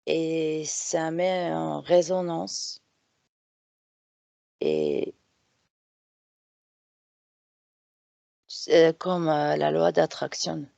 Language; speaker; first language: French; non-native, fluent; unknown